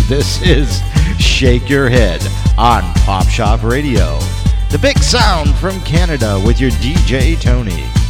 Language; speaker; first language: English; native; English